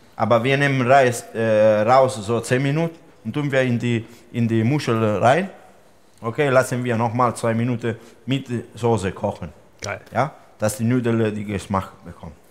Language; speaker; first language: German; non-native, fluent; Italian